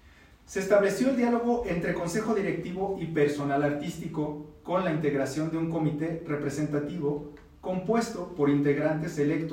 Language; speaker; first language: Spanish; native; Spanish